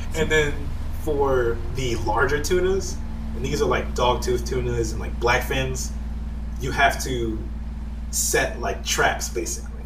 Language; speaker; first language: English; native; English